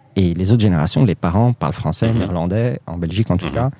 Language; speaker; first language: French; early bilingual, other home language; Riffian